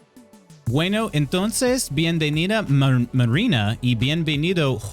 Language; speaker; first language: Spanish; non-native, learner; English